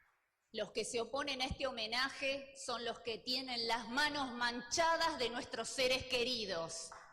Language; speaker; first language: Spanish; native; Spanish